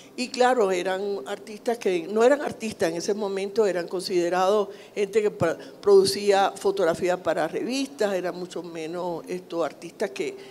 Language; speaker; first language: Spanish; native; Spanish